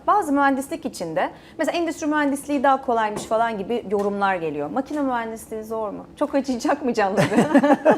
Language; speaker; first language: Turkish; native; Turkish